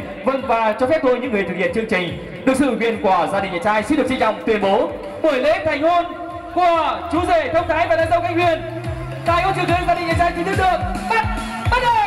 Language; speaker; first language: Vietnamese; native; Vietnamese